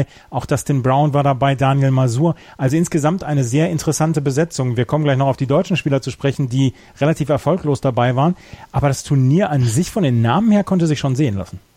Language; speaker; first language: German; native; German